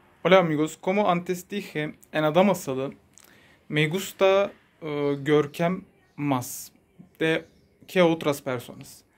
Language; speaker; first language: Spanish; non-native, learner; Turkish